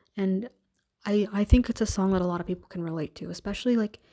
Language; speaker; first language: English; native; English